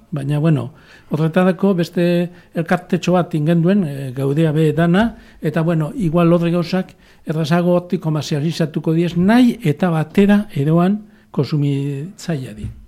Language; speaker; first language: Basque; native; Basque